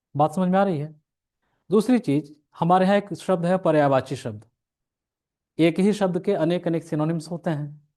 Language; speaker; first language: Hindi; native; Hindi